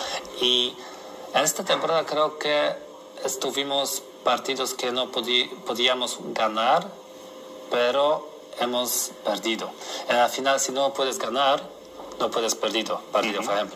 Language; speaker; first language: Spanish; non-native, learner; Polish